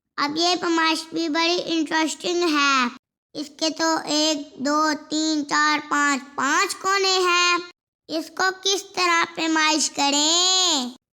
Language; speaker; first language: Urdu; non-native, local second language; Punjabi